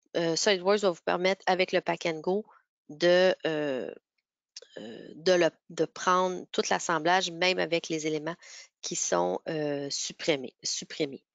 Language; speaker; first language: French; native; French